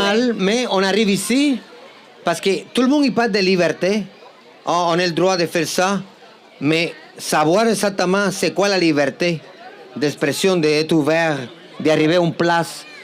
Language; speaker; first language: French; non-native, fluent; Spanish